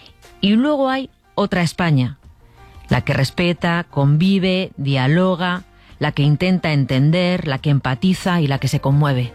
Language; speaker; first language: Spanish; native; Spanish